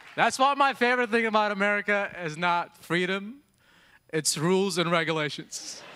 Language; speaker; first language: English; early bilingual, other home language; Arabic